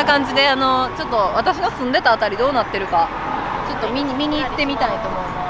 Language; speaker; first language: Japanese; native; Japanese